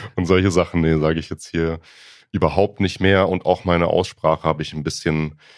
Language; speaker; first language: German; native; German